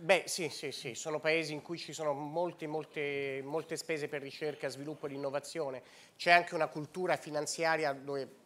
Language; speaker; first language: Italian; native; Italian